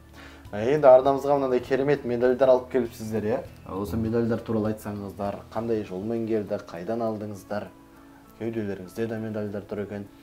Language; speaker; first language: Kazakh; native; Kazakh